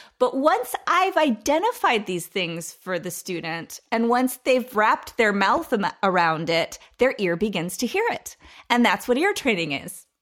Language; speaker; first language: English; native; English